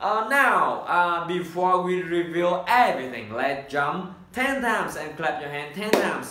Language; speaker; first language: English; non-native, fluent; Vietnamese